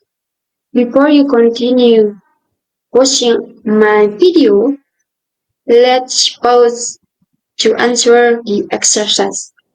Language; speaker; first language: English; non-native, local second language; Indonesian